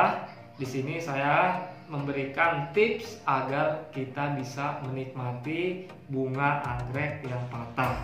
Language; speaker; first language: Indonesian; native; Indonesian